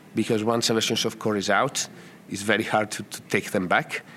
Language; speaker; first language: English; non-native, fluent; Italian